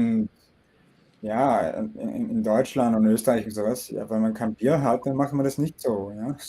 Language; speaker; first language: German; non-native, fluent; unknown